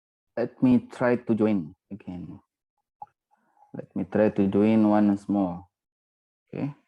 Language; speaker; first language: English; non-native, learner; Indonesian